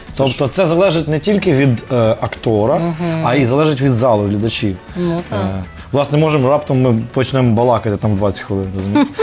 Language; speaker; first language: Ukrainian; native; Ukrainian